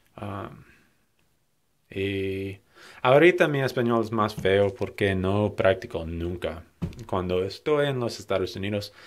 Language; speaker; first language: Spanish; non-native, learner; English